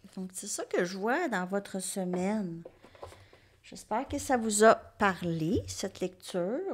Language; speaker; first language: French; native; French